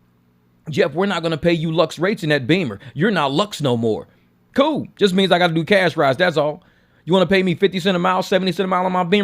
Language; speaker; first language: English; native; English